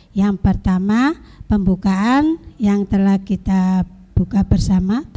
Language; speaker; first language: Indonesian; native; Indonesian